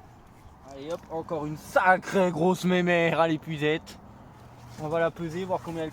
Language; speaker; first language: French; native; French